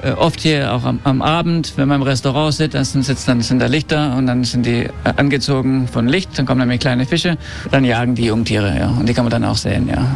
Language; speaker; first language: German; early bilingual, heritage; German